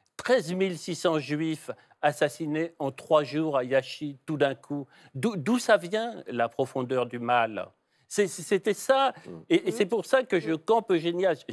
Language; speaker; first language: French; native; French